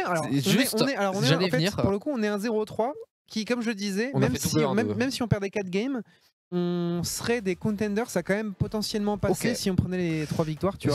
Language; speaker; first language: French; native; French